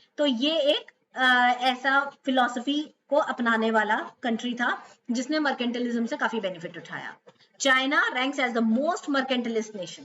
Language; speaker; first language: Hindi; native; Hindi